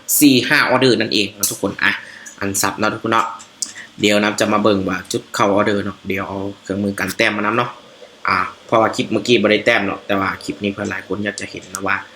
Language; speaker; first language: Thai; non-native, local second language; Northeastern Thai